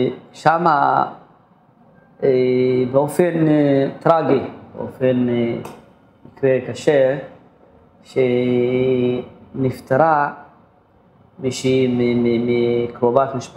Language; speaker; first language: Hebrew; non-native, fluent; Amharic